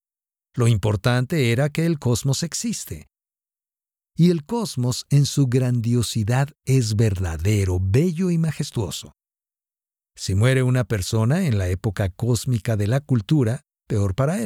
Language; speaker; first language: Spanish; native; Spanish